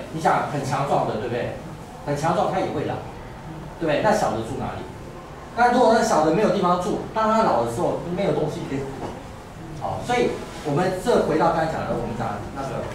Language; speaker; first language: Chinese; native; Chinese